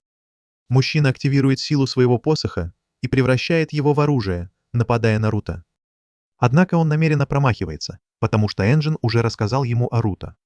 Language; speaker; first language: Russian; native; Russian